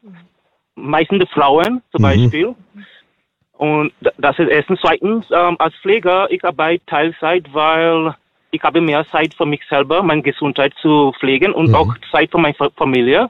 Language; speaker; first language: German; non-native, learner; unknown